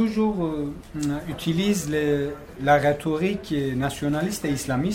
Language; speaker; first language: French; non-native, fluent; Kurdish